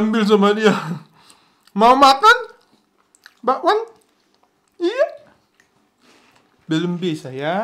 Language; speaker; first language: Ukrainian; non-native, learner; Indonesian